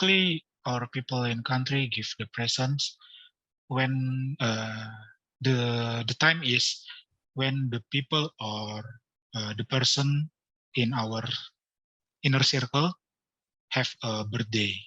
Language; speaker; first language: English; non-native, learner; Indonesian